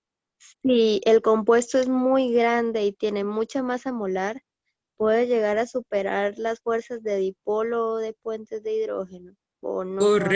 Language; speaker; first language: Spanish; native; Spanish